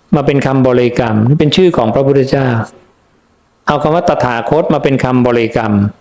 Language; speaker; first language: Thai; native; Thai